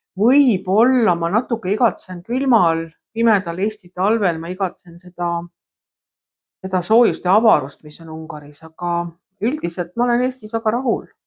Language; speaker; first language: Estonian; native; Estonian